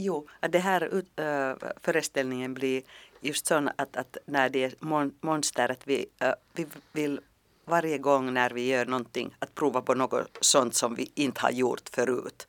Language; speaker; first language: Swedish; non-native, fluent; Finnish